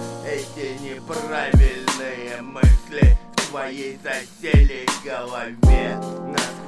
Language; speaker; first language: Russian; native; Russian